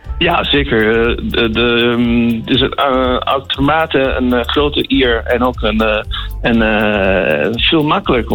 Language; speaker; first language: Dutch; non-native, fluent; Italian